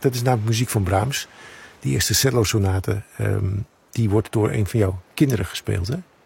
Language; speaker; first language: Dutch; native; Dutch